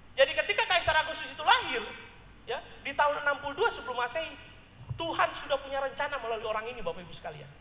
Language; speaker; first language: Indonesian; native; Indonesian